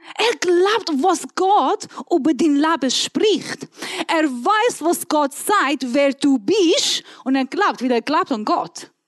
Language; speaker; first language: German; non-native, fluent; Persian